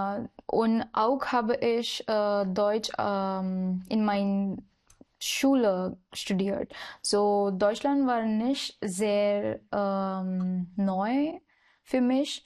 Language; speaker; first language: German; non-native, learner; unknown